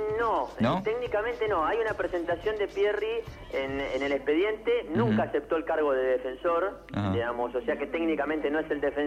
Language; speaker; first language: Spanish; native; Spanish